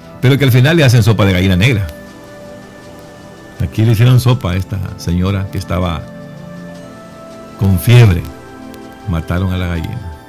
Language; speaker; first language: Spanish; native; Spanish